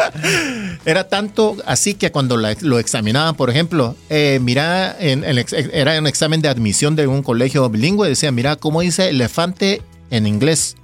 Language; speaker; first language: Spanish; non-native, fluent; Korean